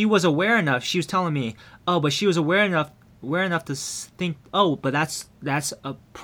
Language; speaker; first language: English; early bilingual, other home language; Min Nan Chinese